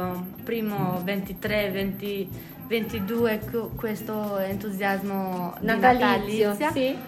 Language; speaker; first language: Italian; non-native, learner; Albanian